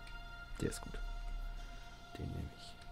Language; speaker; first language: German; native; German